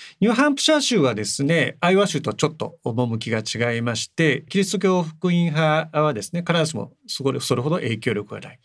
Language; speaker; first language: Japanese; native; Japanese